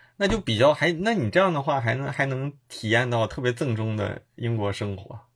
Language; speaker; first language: Chinese; native; Chinese